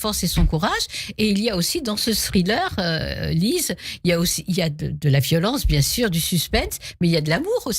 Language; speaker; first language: French; native; French